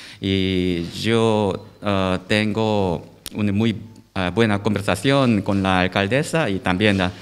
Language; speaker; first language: Spanish; non-native, learner; Korean